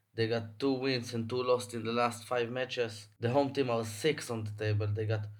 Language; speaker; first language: English; non-native, fluent; Hebrew